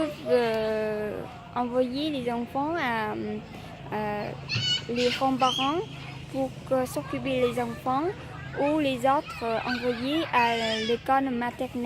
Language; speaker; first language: French; non-native, learner; Vietnamese